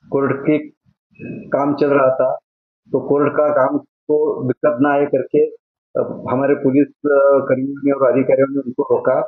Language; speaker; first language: Hindi; non-native, local second language; Marathi